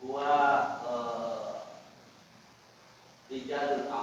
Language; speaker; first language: Arabic; non-native, learner; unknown